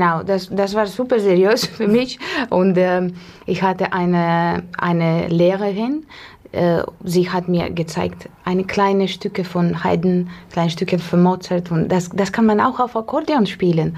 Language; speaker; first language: German; non-native, fluent; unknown